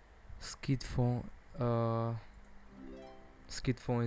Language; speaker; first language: French; non-native, learner; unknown